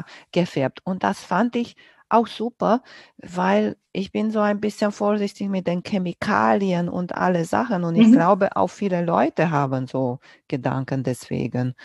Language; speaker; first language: German; non-native, fluent; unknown